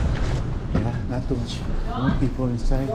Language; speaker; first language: English; non-native, local second language; Filipino